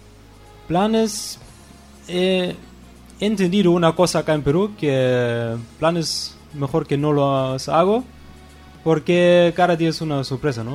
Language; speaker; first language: Spanish; non-native, fluent; German